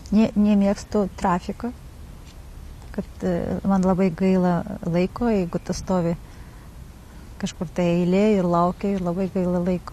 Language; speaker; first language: Lithuanian; non-native, learner; Kazakh